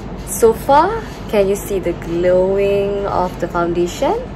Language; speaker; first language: English; non-native, local second language; Malay